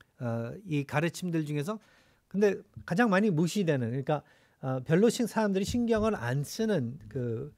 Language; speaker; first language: Korean; native; Korean